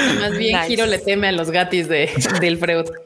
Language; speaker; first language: Spanish; native; Spanish